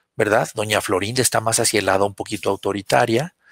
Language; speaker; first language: Spanish; native; Spanish